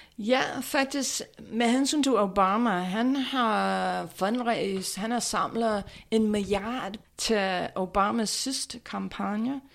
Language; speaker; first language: Danish; non-native, fluent; English